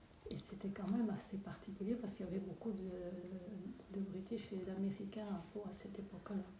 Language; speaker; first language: French; native; French